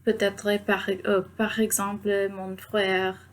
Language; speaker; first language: French; non-native, fluent; Spanish